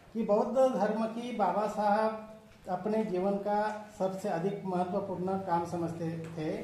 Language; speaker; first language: Hindi; non-native, local second language; Marathi